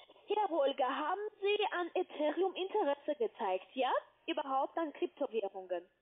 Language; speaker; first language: German; non-native, learner; French